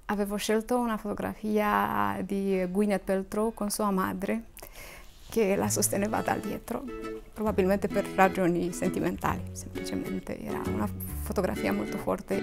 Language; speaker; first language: Italian; non-native, fluent; Romanian